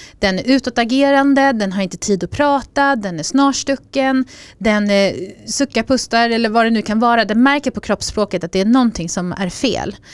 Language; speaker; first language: Swedish; native; Swedish